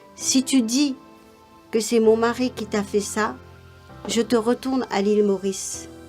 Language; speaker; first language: French; non-native, local second language; Morisyen